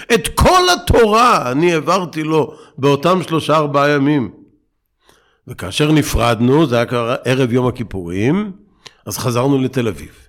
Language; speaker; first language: Hebrew; native; Hebrew